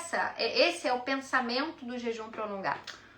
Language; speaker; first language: Portuguese; native; Portuguese